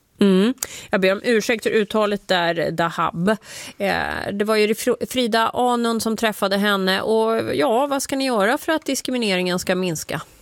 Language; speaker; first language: Swedish; native; Swedish